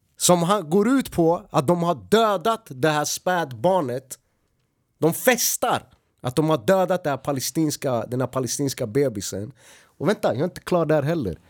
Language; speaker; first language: Swedish; early bilingual, other home language; Arabic